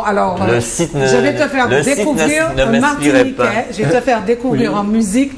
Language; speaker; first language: French; native; French